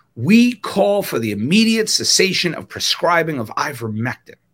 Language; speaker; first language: English; native; English